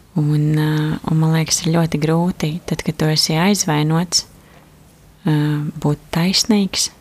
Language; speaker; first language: Latvian; native; Latvian